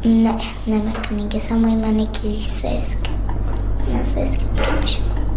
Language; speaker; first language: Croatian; early bilingual, other home language; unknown